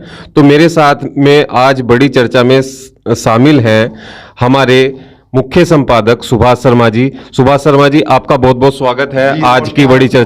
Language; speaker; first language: Hindi; native; Hindi